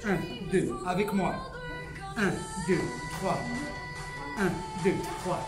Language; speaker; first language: French; native; French